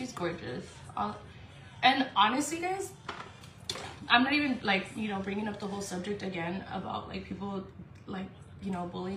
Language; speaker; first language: English; early bilingual, other home language; Spanish